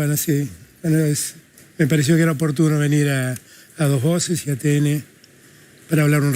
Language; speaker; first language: Spanish; native; Spanish